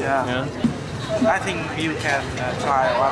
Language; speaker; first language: English; non-native, learner; Vietnamese